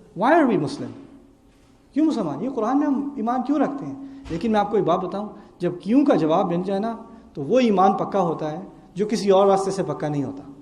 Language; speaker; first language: Urdu; early bilingual, heritage; Urdu